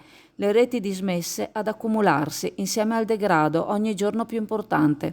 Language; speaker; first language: Italian; native; Italian